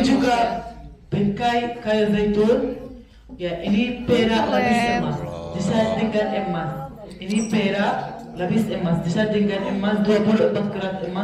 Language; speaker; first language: Indonesian; non-native, fluent; Arabic